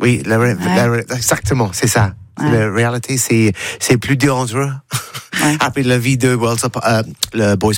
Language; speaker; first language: French; non-native, learner; English